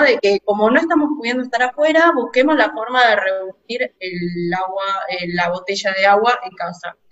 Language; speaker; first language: Spanish; native; Spanish